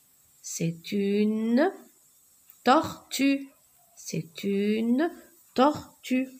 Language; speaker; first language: French; non-native, local second language; Arabic